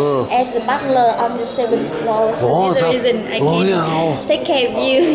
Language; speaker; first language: English; non-native, learner; Vietnamese